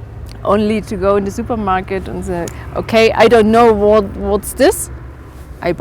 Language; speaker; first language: English; non-native, learner; German